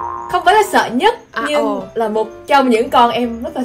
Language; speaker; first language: Vietnamese; early bilingual, heritage; Vietnamese